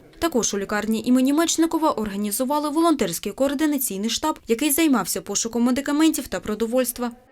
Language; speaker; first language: Ukrainian; native; Ukrainian